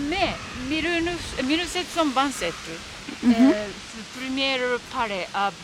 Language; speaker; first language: French; non-native, learner; Japanese